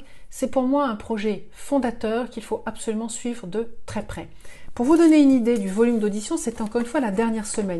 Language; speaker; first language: French; native; French